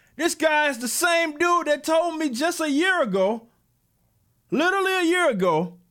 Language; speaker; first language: English; native; English